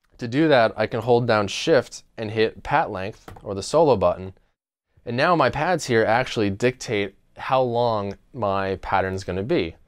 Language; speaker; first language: English; native; English